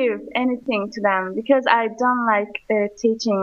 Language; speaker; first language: English; non-native, learner; Turkish